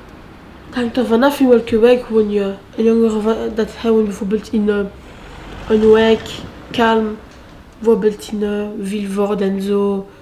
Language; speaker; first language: Dutch; non-native, local second language; French